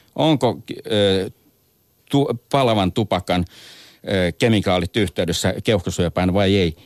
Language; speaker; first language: Finnish; native; Finnish